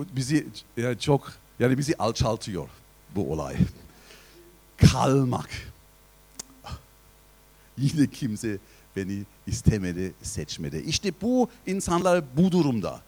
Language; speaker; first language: Turkish; non-native, fluent; German